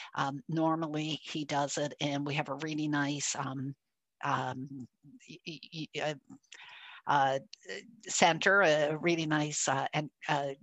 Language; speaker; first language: English; native; English